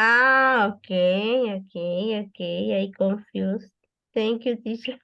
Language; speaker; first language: English; non-native, learner; Spanish